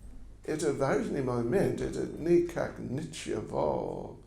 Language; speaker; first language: Russian; non-native, learner; English